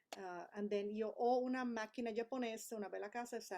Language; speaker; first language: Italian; non-native, fluent; English